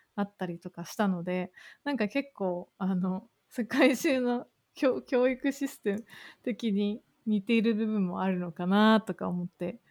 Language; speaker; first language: Japanese; native; Japanese